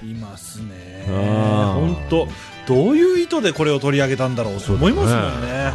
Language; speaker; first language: Japanese; native; Japanese